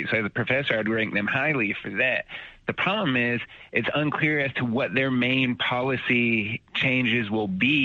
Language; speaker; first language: English; native; English